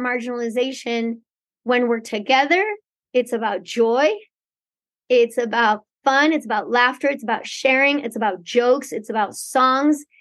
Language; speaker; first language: English; early bilingual, other home language; Spanish